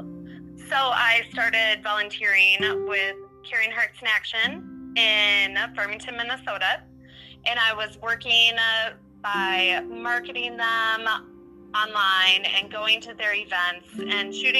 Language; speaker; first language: English; native; English